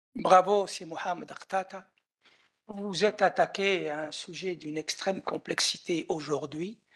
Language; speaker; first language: French; non-native, local second language; Arabic